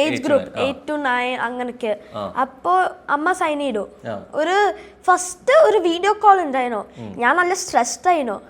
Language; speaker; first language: Malayalam; early bilingual, heritage; Malayalam